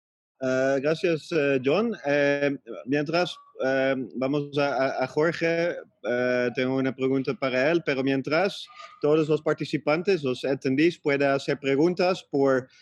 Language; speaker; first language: Spanish; non-native, fluent; Dutch